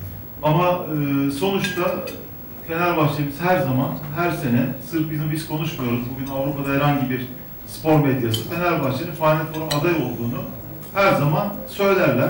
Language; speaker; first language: Turkish; native; Turkish